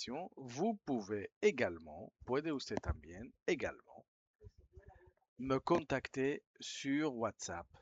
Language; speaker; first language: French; non-native, fluent; Spanish